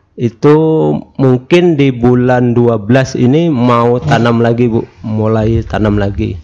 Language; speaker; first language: Indonesian; non-native, local second language; Javanese